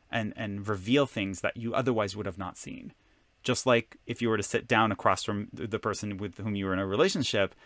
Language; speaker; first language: English; non-native, fluent; Hebrew